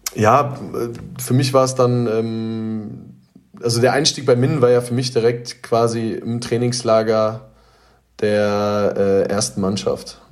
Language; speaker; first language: German; native; German